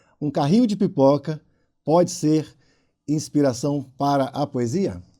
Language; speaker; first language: Portuguese; native; Portuguese